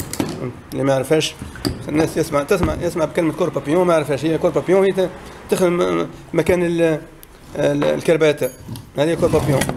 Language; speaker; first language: Arabic; native; Arabic